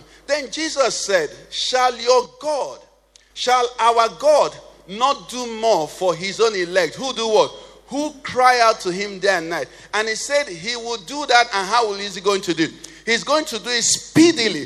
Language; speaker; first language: English; non-native, local second language; Igbo